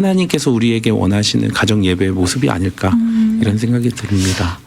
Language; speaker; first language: Korean; native; Korean